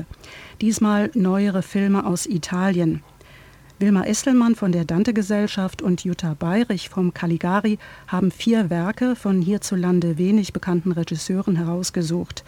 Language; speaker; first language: German; native; German